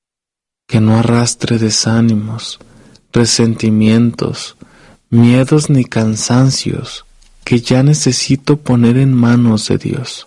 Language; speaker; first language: Spanish; native; Spanish